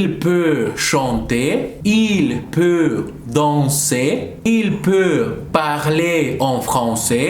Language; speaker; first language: French; non-native, fluent; Spanish